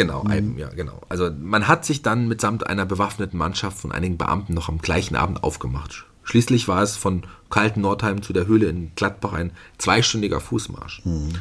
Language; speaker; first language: German; native; German